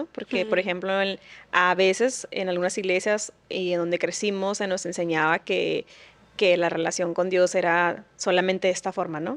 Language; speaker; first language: Spanish; native; Spanish